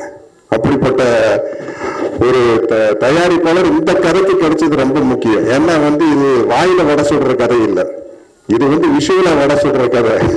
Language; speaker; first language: Tamil; native; Tamil